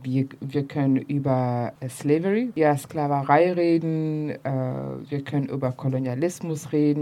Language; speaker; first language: German; early bilingual, other home language; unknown